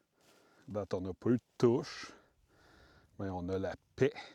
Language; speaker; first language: French; native; French